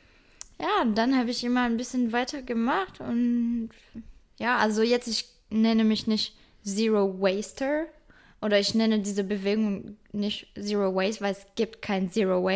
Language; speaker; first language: German; non-native, fluent; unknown